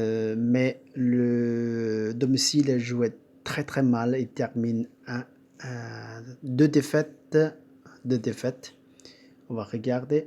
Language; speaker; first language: French; non-native, fluent; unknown